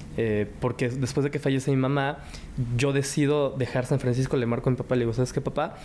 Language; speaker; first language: Spanish; early bilingual, other home language; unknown